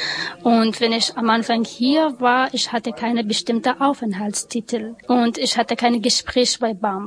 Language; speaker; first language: German; non-native, learner; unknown